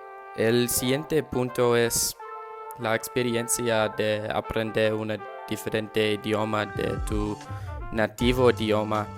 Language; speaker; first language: Spanish; non-native, learner; English